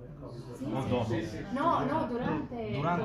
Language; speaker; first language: Italian; non-native, learner; Arabic